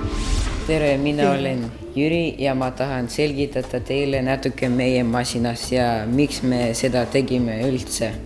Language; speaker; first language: Estonian; non-native, local second language; Russian